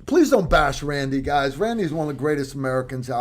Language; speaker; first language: English; native; English